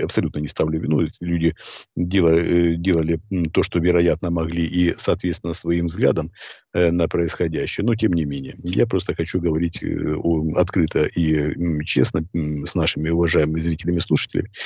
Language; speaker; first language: Russian; native; Russian